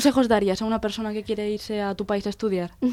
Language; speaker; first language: Spanish; native; Spanish